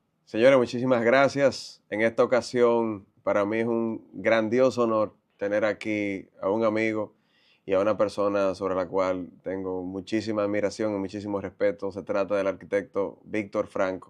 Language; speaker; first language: Spanish; native; Spanish